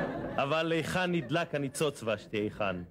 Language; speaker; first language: Hebrew; native; Hebrew